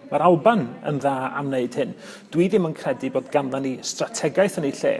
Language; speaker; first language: Welsh; native; Welsh